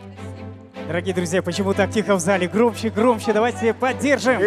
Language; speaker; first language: Russian; native; Russian